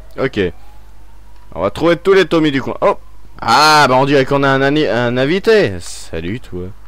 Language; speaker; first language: French; native; French